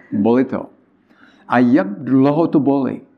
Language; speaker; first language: Czech; non-native, learner; English